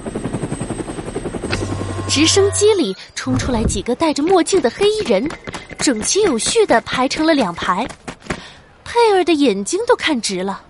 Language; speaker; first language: Chinese; native; Chinese